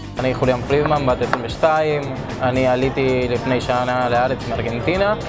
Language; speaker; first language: Hebrew; non-native, learner; Spanish